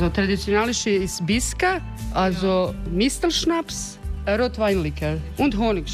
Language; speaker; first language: German; non-native, learner; Croatian